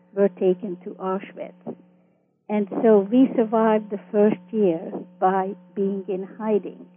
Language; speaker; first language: English; early bilingual, other home language; Hungarian